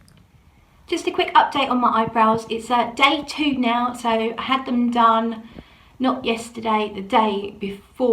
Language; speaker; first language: English; native; English